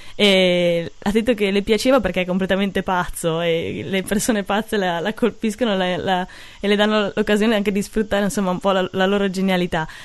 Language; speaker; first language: Italian; native; Italian